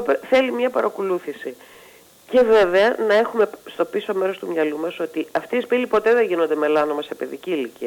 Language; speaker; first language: Greek; native; Greek